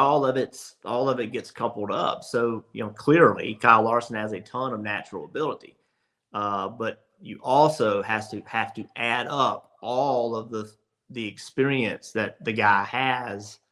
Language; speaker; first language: English; native; English